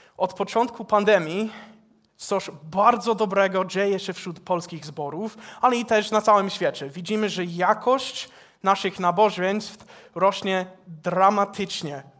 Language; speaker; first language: Polish; non-native, fluent; English